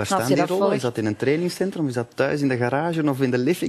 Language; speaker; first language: Dutch; native; Dutch